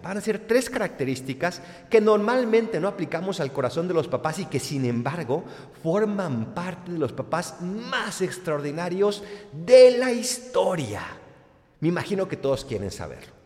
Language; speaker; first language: Spanish; native; Spanish